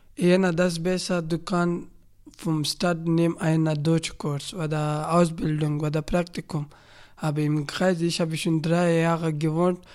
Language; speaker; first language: German; non-native, learner; Persian